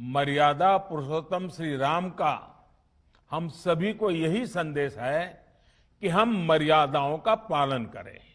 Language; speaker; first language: Hindi; non-native, local second language; Gujarati